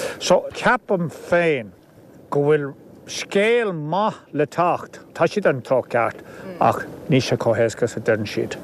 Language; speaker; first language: Irish; native; Irish